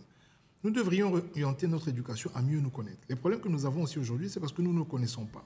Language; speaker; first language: French; non-native, local second language; Lingala